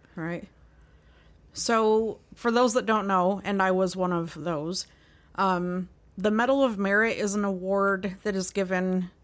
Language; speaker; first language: English; native; English